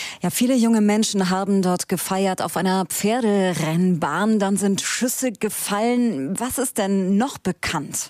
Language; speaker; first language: German; native; German